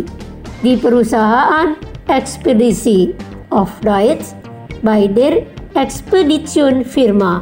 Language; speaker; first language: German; non-native, fluent; Indonesian